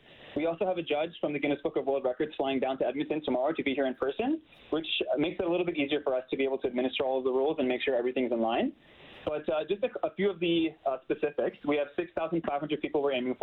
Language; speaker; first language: English; native; English